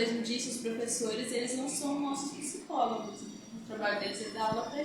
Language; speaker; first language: Portuguese; native; Portuguese